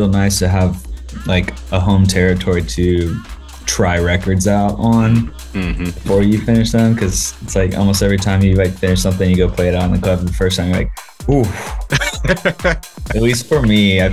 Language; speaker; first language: English; native; English